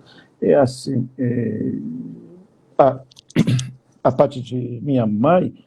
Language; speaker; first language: Portuguese; non-native, fluent; Turkish